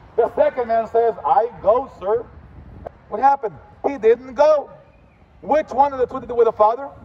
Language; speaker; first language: English; native; English